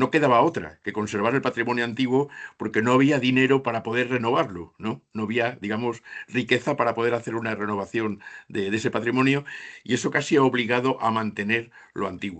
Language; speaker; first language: Spanish; native; Spanish